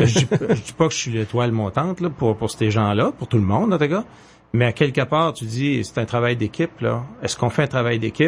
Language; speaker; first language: French; native; French